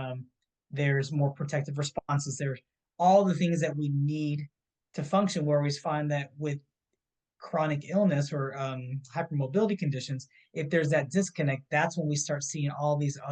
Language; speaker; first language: English; native; English